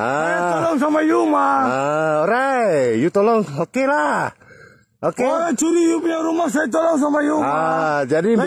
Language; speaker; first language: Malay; non-native, local second language; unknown